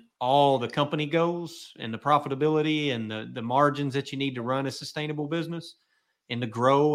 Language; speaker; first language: English; native; English